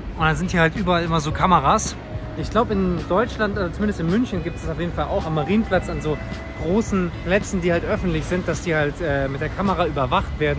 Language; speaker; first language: German; native; German